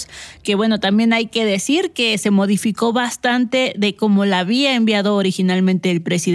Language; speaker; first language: Spanish; native; Spanish